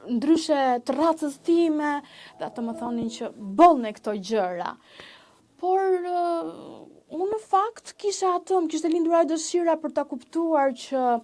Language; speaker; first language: Albanian; native; Albanian